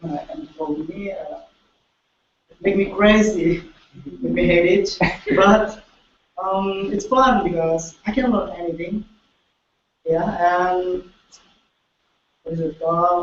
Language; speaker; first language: English; non-native, learner; Indonesian